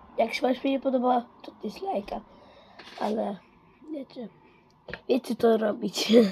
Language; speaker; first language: Polish; early bilingual, heritage; Dutch